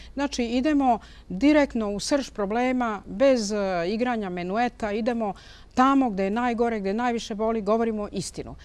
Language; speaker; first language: Bosnian; native; Bosnian